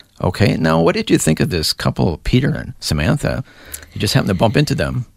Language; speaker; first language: English; native; English